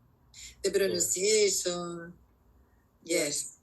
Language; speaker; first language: English; non-native, learner; Spanish